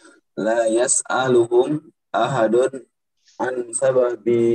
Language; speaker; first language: Arabic; non-native, learner; Indonesian